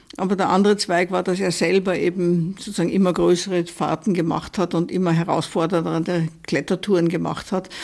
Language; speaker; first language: German; native; German